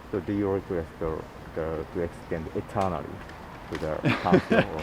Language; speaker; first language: English; non-native, fluent; Japanese